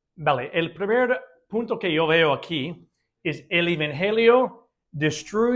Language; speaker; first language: Spanish; non-native, fluent; English